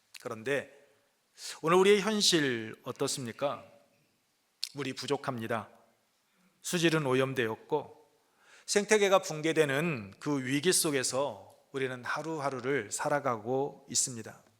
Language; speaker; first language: Korean; native; Korean